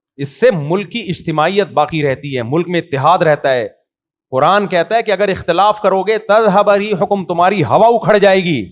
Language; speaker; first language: Urdu; native; Urdu